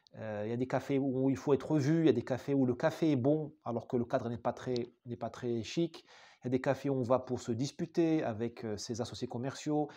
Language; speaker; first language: French; non-native, local second language; Arabic